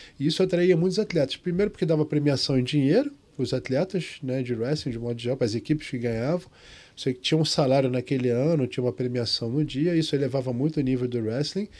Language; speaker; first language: Portuguese; non-native, fluent; Arabic